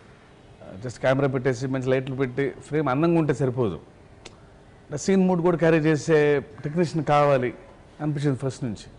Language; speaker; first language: Telugu; native; Telugu